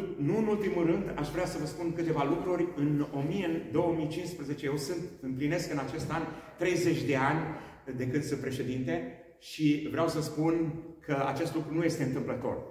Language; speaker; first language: Romanian; non-native, local second language; Hungarian